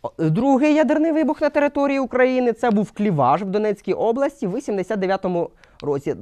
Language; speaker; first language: Ukrainian; non-native, local second language; Russian